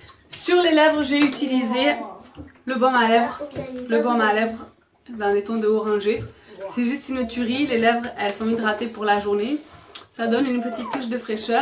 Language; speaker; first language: French; native; French